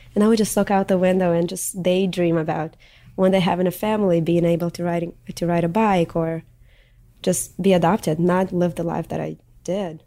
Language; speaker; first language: English; early bilingual, other home language; Russian